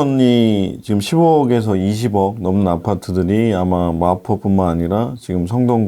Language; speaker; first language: Korean; native; Korean